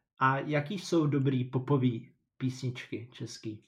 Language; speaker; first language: Czech; non-native, fluent; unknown